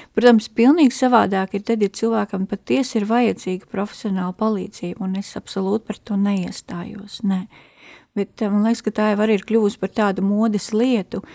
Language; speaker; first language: Latvian; native; Latvian